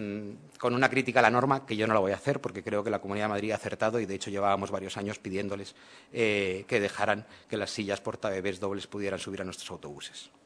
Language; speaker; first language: Spanish; native; Spanish